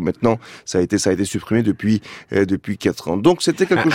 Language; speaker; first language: French; non-native, fluent; Turkish